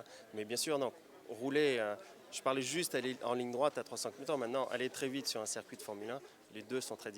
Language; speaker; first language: French; native; French